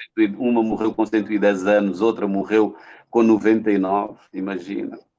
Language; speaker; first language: Portuguese; non-native, local second language; Kabuverdianu